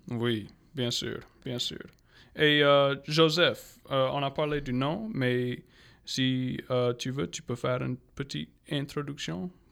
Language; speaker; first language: French; non-native, local second language; English